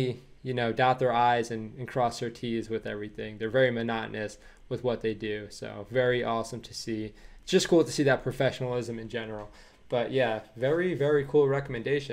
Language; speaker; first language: English; native; English